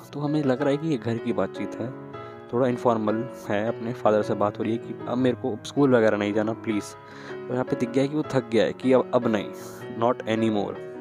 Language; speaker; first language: Hindi; native; Hindi